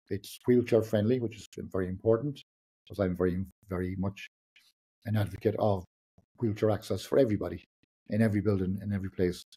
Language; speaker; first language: English; non-native, local second language; Irish